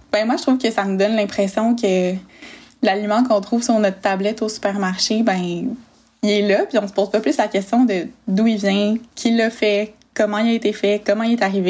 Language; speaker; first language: French; native; French